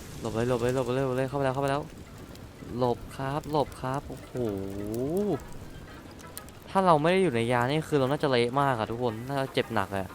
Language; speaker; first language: Thai; native; Thai